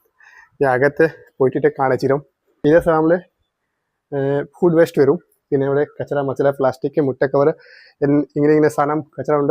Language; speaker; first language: Malayalam; non-native, local second language; Hindi